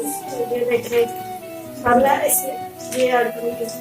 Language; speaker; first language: Hindi; non-native, local second language; Punjabi